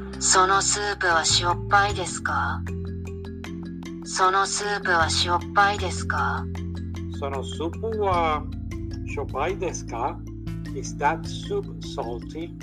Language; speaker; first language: Japanese; non-native, learner; English